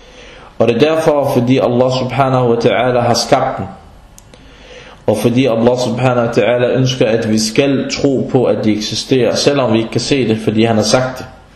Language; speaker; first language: Danish; early bilingual, other home language; Arabic